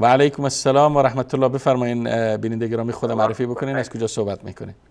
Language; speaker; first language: Persian; native; Persian